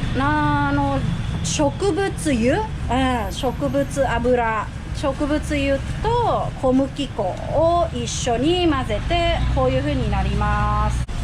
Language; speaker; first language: Japanese; non-native, fluent; Thai